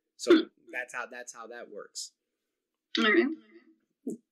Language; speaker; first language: English; native; English